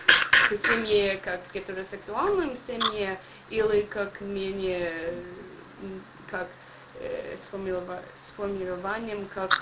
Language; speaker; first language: Russian; non-native, learner; English